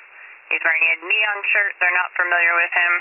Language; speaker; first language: English; native; English